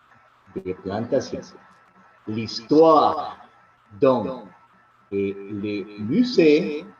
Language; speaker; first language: French; non-native, learner; Spanish